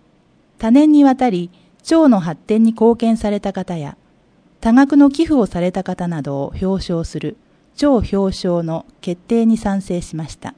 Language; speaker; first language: Japanese; native; Japanese